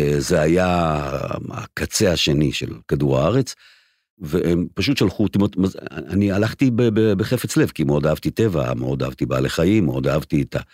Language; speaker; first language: Hebrew; native; Hebrew